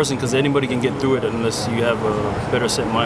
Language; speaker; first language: English; non-native, fluent; Samoan